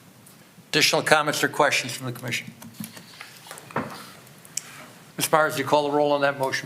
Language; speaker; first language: English; native; English